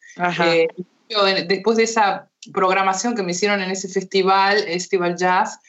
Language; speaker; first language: Spanish; early bilingual, heritage; Spanish